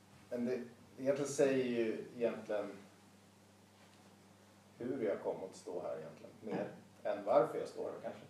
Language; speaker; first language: Swedish; native; Swedish